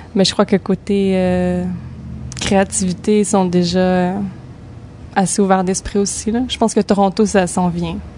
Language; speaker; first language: French; native; French